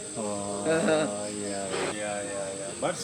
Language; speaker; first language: English; non-native, learner; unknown